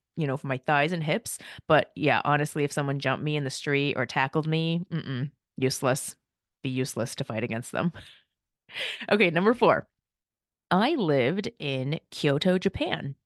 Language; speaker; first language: English; early bilingual, other home language; Korean